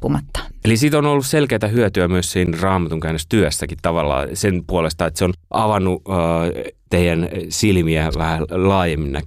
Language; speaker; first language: Finnish; native; Finnish